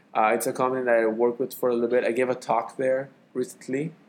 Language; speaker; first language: English; non-native, fluent; Hebrew